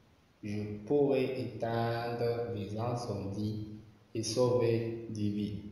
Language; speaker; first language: French; non-native, local second language; Arabic